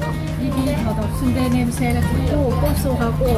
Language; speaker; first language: Korean; non-native, fluent; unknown